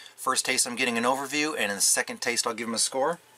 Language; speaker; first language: English; native; English